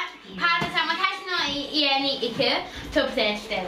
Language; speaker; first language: Japanese; non-native, learner; English